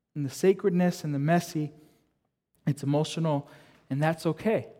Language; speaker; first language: English; native; English